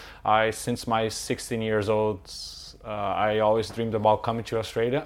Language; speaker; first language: English; non-native, fluent; Portuguese